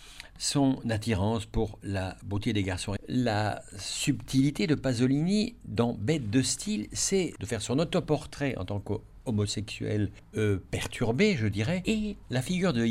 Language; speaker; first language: French; native; French